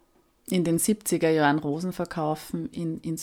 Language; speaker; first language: German; early bilingual, other home language; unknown